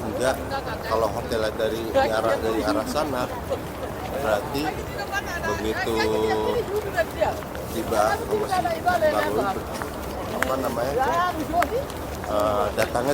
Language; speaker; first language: Indonesian; native; Indonesian